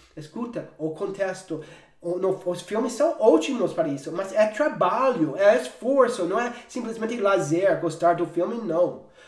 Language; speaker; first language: Portuguese; non-native, fluent; English